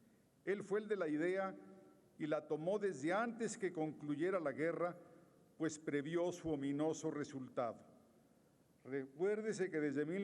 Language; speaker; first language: Spanish; native; Spanish